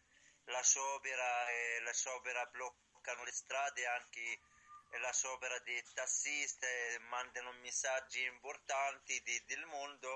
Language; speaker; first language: Italian; non-native, learner; Arabic